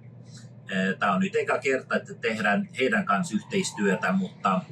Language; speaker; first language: Finnish; non-native, fluent; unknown